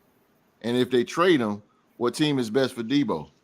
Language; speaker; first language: English; native; English